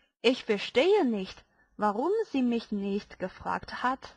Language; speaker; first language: German; non-native, fluent; Chinese